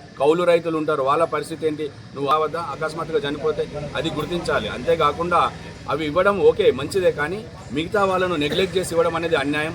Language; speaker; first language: Telugu; native; Telugu